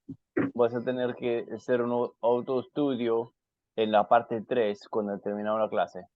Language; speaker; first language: Spanish; non-native, fluent; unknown